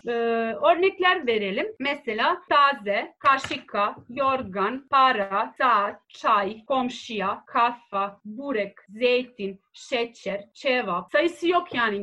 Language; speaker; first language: Turkish; non-native, fluent; Serbian